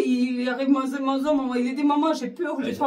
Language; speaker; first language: French; non-native, learner; Arabic